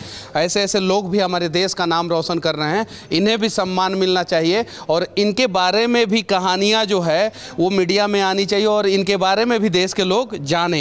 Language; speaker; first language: Hindi; native; Hindi